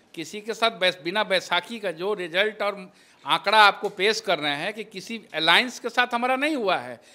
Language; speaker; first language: Hindi; native; Hindi